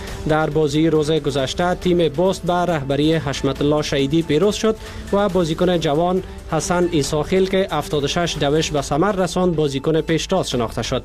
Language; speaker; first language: Persian; native; Persian